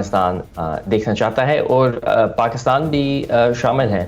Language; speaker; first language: Urdu; native; Urdu